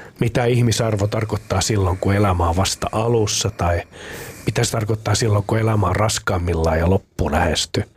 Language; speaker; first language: Finnish; native; Finnish